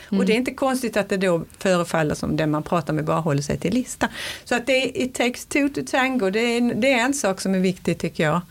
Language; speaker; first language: Swedish; native; Swedish